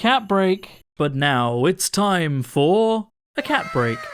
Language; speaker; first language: English; native; English